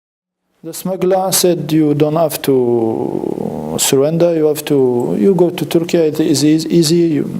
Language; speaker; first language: English; non-native, fluent; French